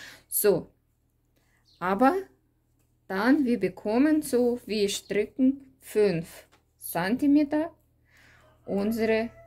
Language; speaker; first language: German; non-native, learner; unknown